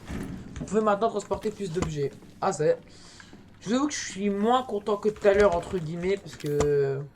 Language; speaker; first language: French; native; French